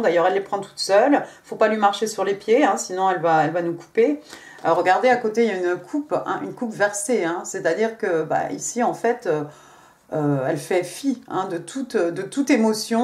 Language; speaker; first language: French; native; French